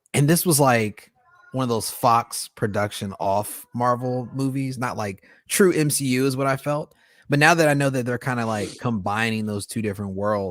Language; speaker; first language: English; native; English